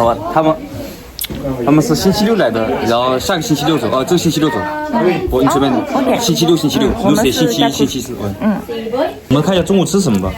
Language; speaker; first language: Chinese; early bilingual, heritage; Chinese